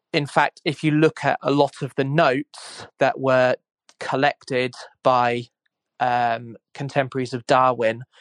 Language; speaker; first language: English; native; English